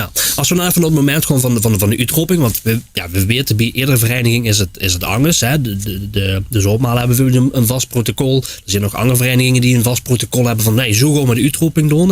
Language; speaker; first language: Dutch; native; Dutch